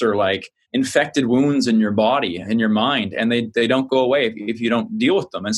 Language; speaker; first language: English; native; English